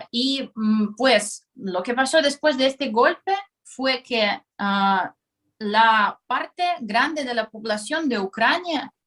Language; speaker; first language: Spanish; non-native, fluent; Russian